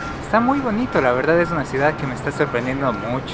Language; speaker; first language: Spanish; native; Spanish